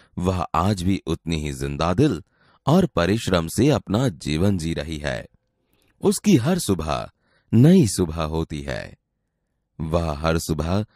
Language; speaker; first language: Hindi; non-native, local second language; Gujarati